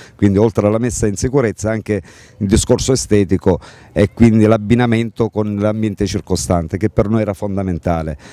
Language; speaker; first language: Italian; native; Italian